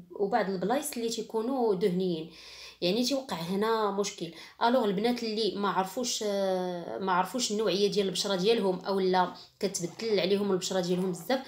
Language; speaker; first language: Arabic; native; Arabic